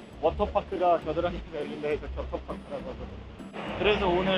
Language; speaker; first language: Korean; native; Korean